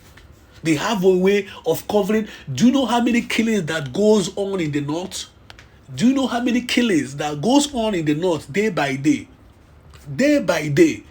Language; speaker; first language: English; non-native, local second language; Igbo